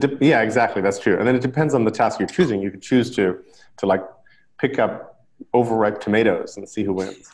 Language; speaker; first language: English; native; English